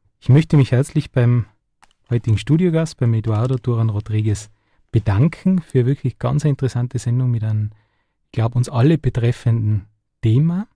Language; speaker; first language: German; native; German